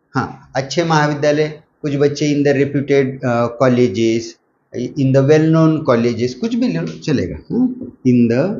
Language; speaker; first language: Hindi; non-native, local second language; Marathi